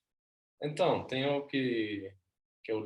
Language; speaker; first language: Portuguese; non-native, learner; Swedish